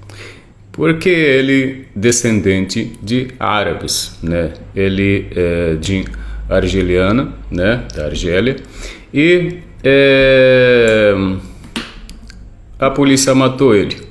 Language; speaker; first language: Portuguese; non-native, fluent; Arabic